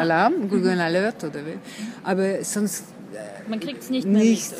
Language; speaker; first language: German; non-native, fluent; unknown